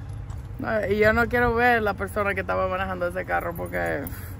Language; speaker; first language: Spanish; early bilingual, heritage; English